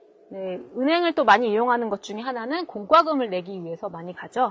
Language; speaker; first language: Korean; native; Korean